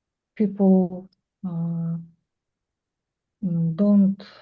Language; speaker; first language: English; non-native, learner; Russian